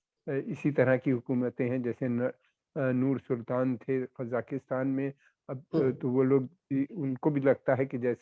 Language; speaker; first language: Hindi; native; Hindi